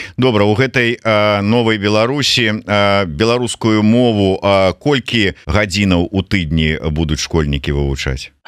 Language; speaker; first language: Belarusian; native; Belarusian